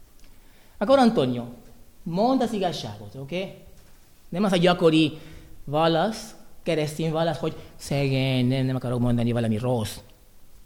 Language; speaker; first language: Hungarian; non-native, learner; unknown